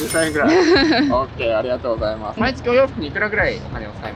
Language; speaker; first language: Japanese; native; Japanese